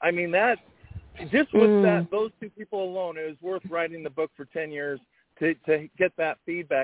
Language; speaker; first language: English; native; English